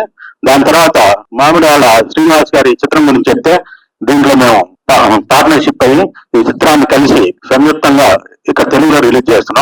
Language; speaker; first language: Telugu; native; Telugu